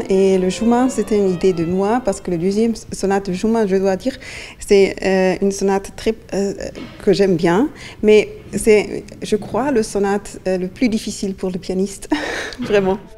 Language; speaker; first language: French; non-native, learner; German